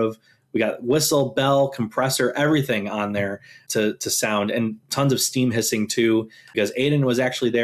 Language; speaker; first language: English; native; English